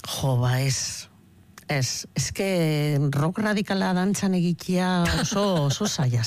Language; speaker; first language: Basque; native; Basque